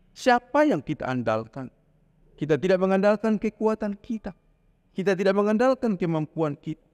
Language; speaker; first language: Indonesian; non-native, local second language; Batak Toba